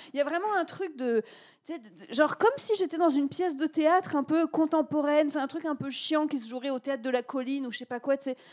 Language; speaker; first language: French; native; French